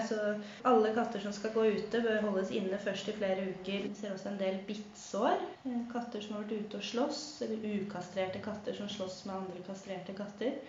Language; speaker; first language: Norwegian; native; Norwegian